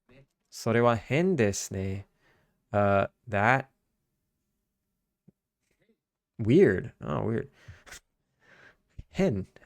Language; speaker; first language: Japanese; non-native, learner; English